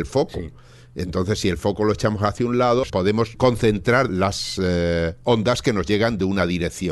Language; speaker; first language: Spanish; native; Spanish